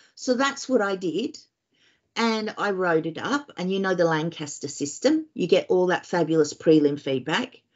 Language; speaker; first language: English; native; English